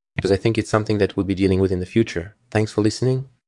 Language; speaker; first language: English; native; English